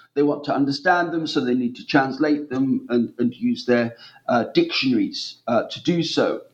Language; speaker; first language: English; native; English